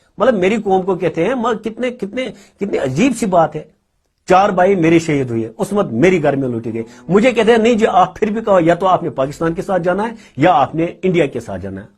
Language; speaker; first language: Urdu; non-native, local second language; Kashmiri